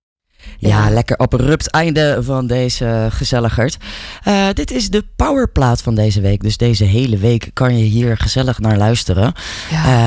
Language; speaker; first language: Dutch; native; Dutch